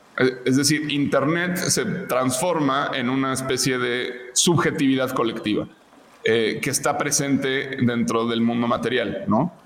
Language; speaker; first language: Spanish; native; Spanish